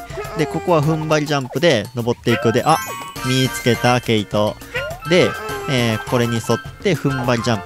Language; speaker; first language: Japanese; native; Japanese